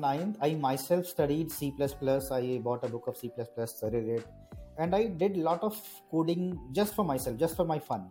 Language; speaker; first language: English; non-native, local second language; Hindi